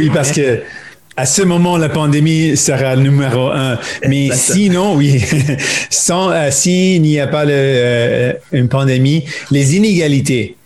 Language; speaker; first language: French; non-native, local second language; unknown